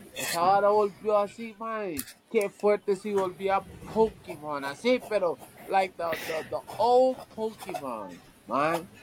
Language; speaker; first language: Spanish; early bilingual, heritage; Spanish